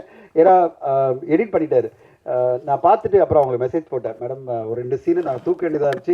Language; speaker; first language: Tamil; native; Tamil